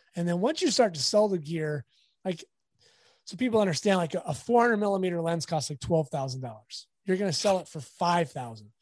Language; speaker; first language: English; native; English